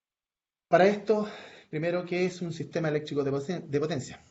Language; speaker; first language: Spanish; native; Spanish